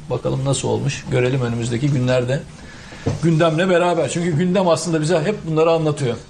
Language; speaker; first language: Turkish; native; Turkish